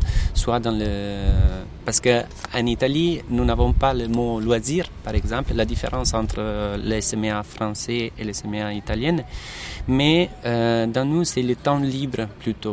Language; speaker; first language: French; non-native, fluent; Italian